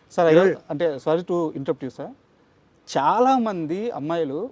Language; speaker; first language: Telugu; native; Telugu